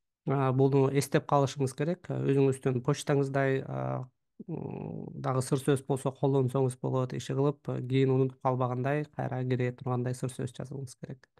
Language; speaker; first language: Kyrgyz; native; Kyrgyz